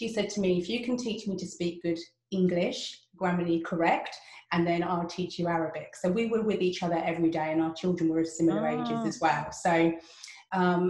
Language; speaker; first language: English; native; English